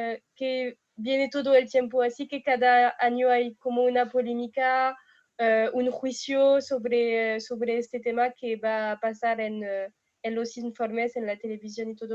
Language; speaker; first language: Spanish; non-native, fluent; French